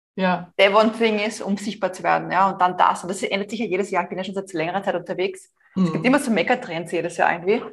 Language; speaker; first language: German; native; German